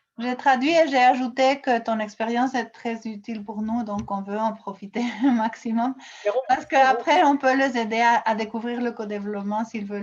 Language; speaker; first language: French; non-native, fluent; Spanish